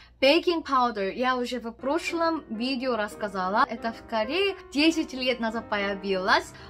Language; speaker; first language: Russian; non-native, learner; Korean